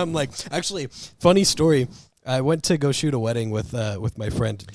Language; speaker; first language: English; native; English